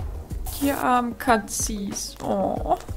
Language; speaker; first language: German; native; German